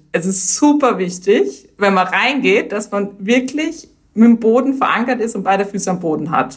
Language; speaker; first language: German; native; German